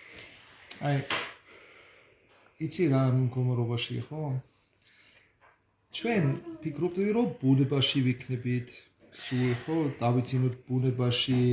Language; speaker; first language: Georgian; non-native, learner; German